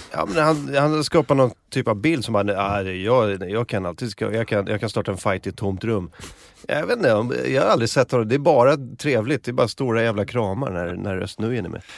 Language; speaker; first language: Swedish; native; Swedish